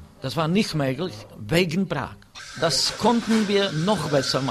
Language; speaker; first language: German; non-native, fluent; Czech